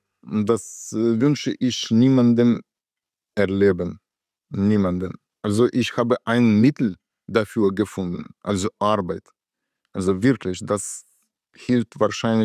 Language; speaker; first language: German; non-native, learner; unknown